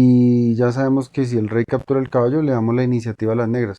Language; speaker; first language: Spanish; native; Spanish